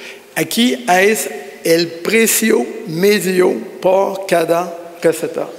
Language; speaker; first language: Spanish; non-native, learner; French